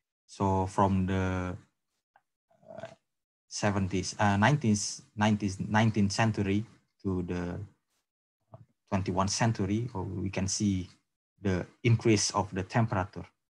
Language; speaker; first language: English; non-native, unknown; Indonesian